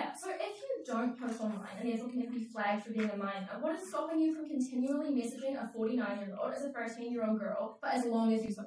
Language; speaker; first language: English; native; English